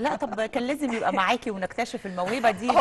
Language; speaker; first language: Arabic; native; Arabic